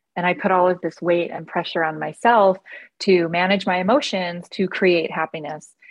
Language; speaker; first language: English; native; English